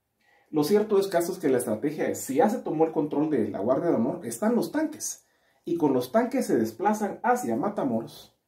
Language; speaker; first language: Spanish; native; Spanish